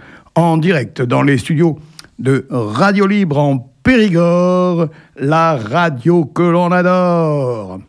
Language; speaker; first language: French; native; French